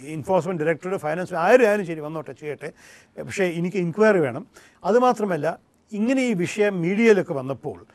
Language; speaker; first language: Malayalam; early bilingual, heritage; Malayalam